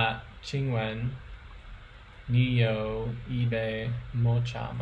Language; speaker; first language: Chinese; non-native, learner; English